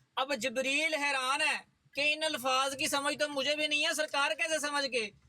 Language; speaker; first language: Urdu; native; Urdu